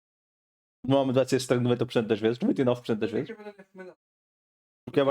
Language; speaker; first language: Portuguese; native; Portuguese